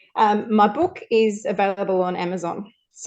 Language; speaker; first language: English; native; English